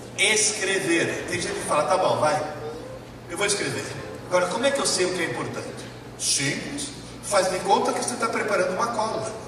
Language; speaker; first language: Portuguese; early bilingual, other home language; Italian